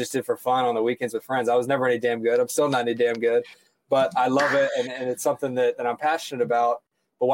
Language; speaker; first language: English; native; English